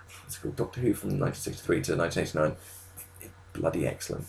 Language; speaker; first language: English; native; English